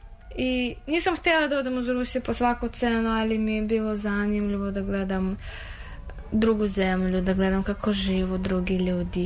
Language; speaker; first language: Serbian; non-native, fluent; Russian